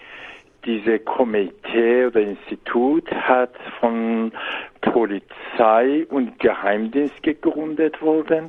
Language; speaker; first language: German; non-native, learner; Persian